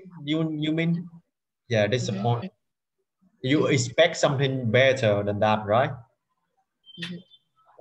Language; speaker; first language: English; non-native, fluent; Vietnamese